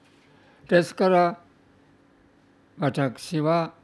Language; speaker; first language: Japanese; non-native, fluent; English